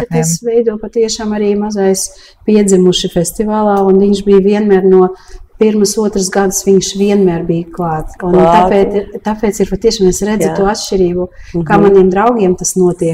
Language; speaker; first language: Latvian; early bilingual, heritage; Latvian